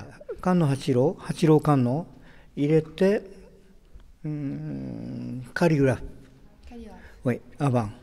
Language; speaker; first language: French; non-native, fluent; Japanese